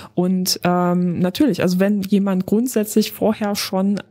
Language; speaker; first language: German; non-native, fluent; Polish